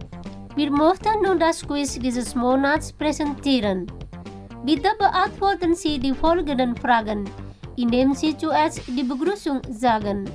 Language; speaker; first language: German; non-native, fluent; Indonesian